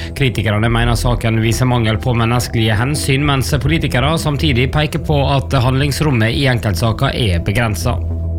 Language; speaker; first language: Norwegian; native; Norwegian